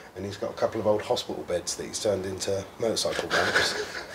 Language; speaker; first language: English; native; English